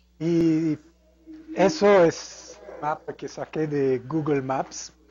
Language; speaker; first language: Spanish; non-native, fluent; English